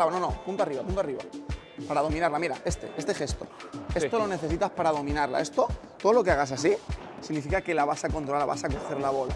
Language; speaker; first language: Spanish; native; Spanish